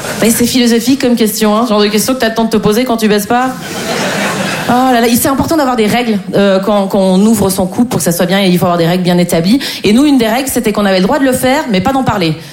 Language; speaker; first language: French; native; French